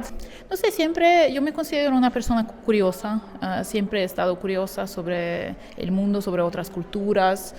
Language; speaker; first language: Spanish; non-native, fluent; Ukrainian